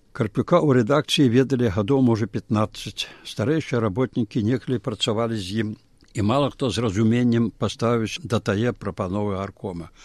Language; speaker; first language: Belarusian; native; Belarusian